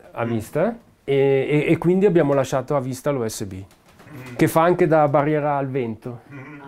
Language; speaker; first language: Italian; native; Italian